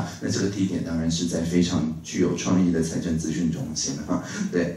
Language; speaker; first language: Chinese; native; Chinese